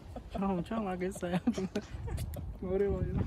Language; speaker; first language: Korean; non-native, learner; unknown